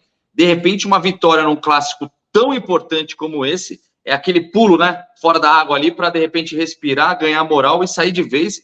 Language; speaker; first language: Portuguese; native; Portuguese